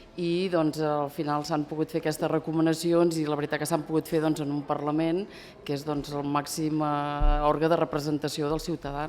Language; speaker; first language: Catalan; native; Catalan